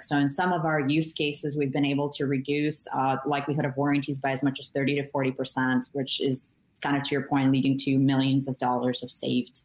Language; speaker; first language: English; native; English